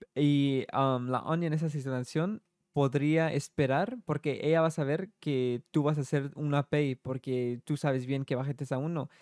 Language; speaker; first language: Spanish; early bilingual, heritage; Spanish